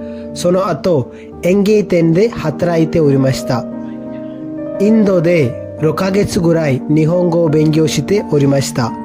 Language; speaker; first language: Japanese; non-native, learner; Malayalam